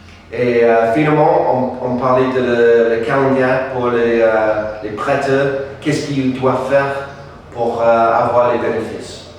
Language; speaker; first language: French; non-native, fluent; English